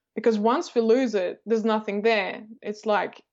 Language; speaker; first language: English; early bilingual, other home language; Russian